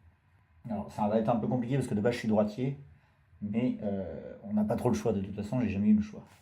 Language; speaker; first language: French; native; French